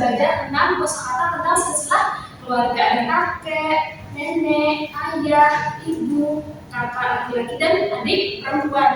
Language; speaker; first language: Indonesian; native; Indonesian